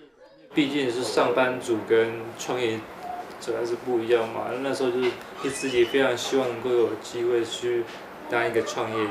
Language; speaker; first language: Chinese; native; Chinese